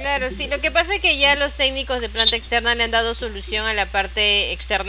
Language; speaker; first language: Spanish; native; Spanish